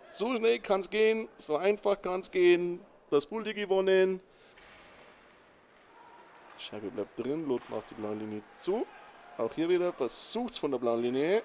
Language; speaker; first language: German; native; German